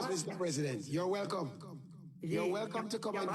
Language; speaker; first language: English; native; English